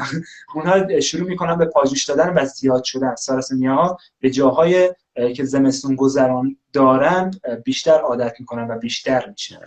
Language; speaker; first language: Persian; native; Persian